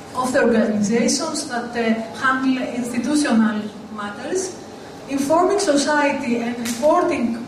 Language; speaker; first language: English; non-native, learner; Greek